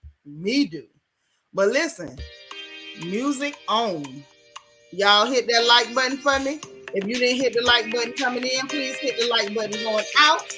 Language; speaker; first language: English; native; English